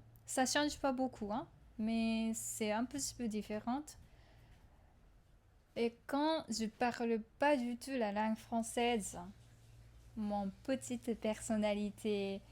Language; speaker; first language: French; non-native, fluent; Japanese